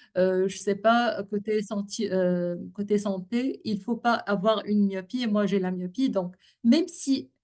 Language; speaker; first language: French; non-native, local second language; Arabic